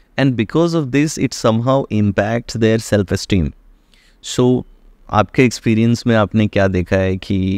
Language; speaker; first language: Hindi; native; Hindi